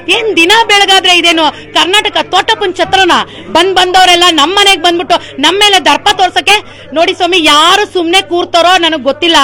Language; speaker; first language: Kannada; native; Kannada